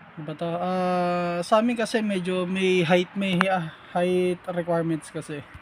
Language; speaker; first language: Filipino; native; Filipino